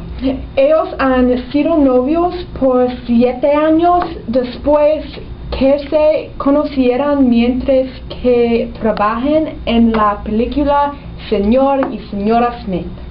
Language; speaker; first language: Spanish; non-native, learner; English